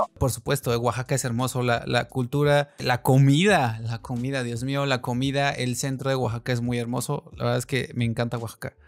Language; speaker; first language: Spanish; native; Spanish